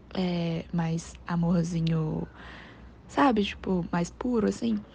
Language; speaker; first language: Portuguese; non-native, fluent; Chinese